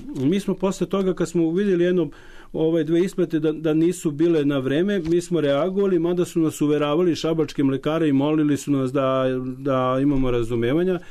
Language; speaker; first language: Serbian; native; Serbian